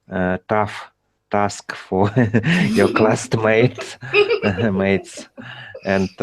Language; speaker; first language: English; non-native, learner; Russian